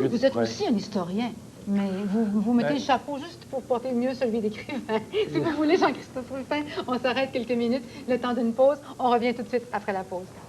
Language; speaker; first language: French; native; French